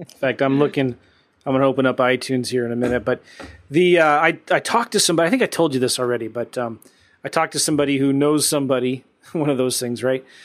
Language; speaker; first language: English; native; English